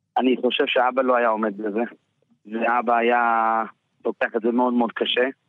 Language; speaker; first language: Hebrew; native; Hebrew